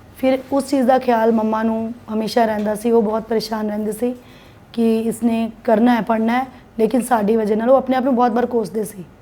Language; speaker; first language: Punjabi; non-native, local second language; Hindi